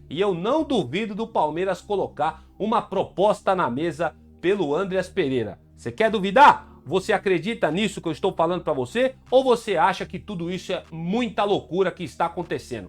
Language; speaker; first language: Portuguese; native; Portuguese